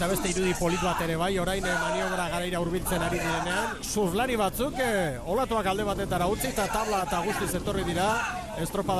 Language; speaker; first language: Basque; native; Basque